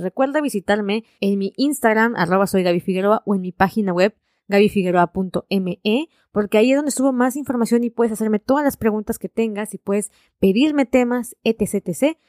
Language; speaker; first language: Spanish; native; Spanish